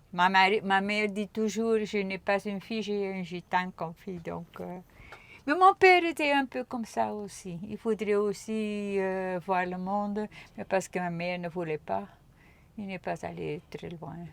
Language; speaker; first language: French; non-native, local second language; Dutch